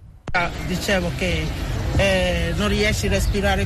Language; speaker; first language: Italian; non-native, learner; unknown